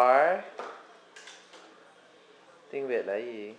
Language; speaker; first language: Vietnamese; early bilingual, heritage; Vietnamese